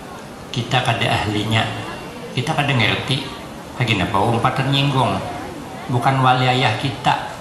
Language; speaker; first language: Indonesian; non-native, local second language; Banjar